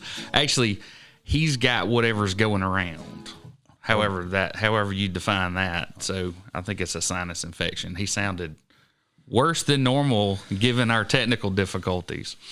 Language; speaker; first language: English; native; English